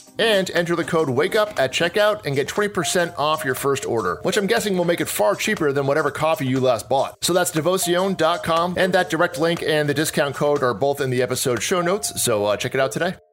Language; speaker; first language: English; native; English